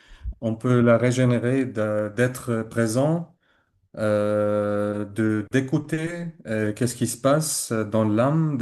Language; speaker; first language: French; non-native, learner; Arabic